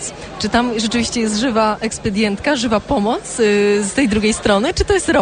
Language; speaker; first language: Polish; native; Polish